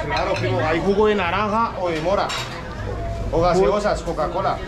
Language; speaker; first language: Spanish; native; Spanish